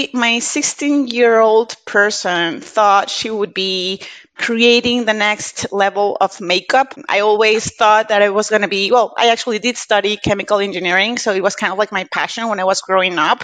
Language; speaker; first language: English; non-native, fluent; Spanish